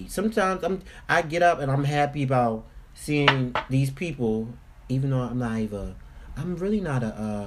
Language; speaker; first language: English; native; English